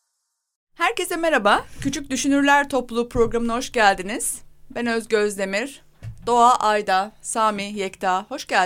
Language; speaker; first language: Turkish; native; Turkish